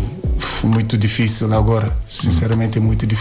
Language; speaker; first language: Portuguese; non-native, learner; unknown